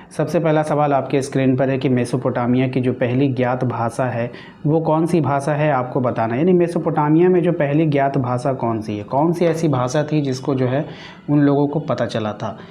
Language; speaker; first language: Hindi; native; Hindi